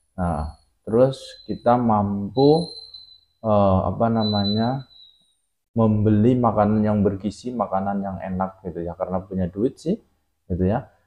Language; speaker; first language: Indonesian; native; Indonesian